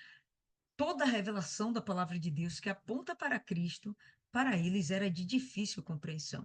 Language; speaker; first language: Portuguese; native; Portuguese